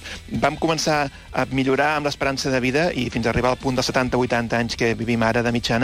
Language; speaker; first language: Catalan; native; Catalan